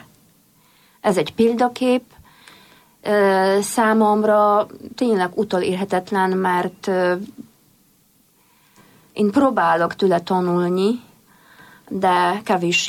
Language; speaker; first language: Hungarian; non-native, fluent; Polish